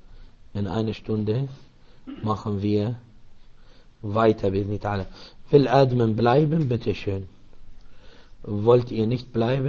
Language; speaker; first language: German; non-native, learner; Arabic